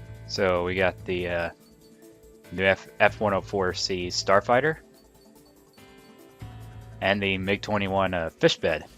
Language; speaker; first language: English; native; English